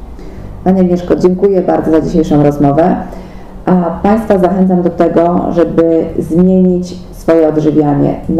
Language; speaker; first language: Polish; native; Polish